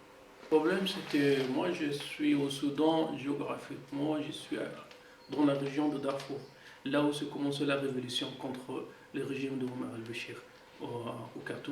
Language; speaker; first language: French; non-native, fluent; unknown